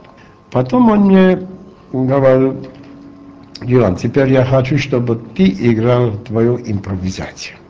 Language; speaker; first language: Russian; non-native, local second language; Armenian